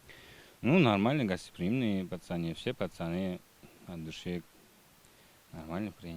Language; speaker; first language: Russian; non-native, local second language; Uzbek